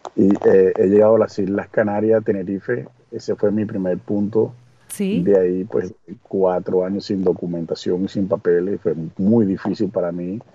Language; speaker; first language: Spanish; native; Spanish